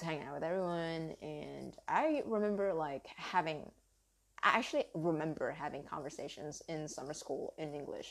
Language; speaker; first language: English; early bilingual, other home language; Indonesian